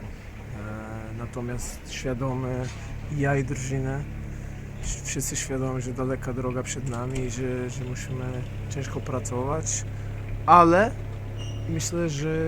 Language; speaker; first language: Polish; non-native, fluent; Portuguese